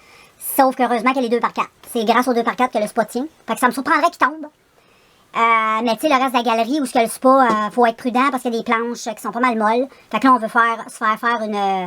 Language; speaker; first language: French; native; French